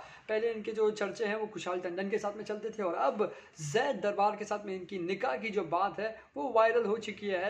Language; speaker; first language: Hindi; native; Hindi